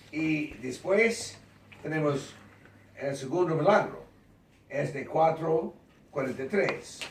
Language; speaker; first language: Spanish; non-native, learner; English